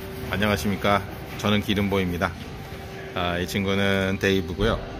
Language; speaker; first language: Korean; native; Korean